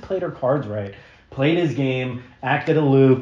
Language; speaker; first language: English; native; English